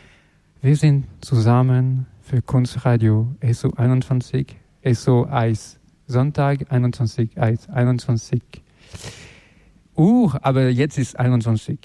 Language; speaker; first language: German; non-native, fluent; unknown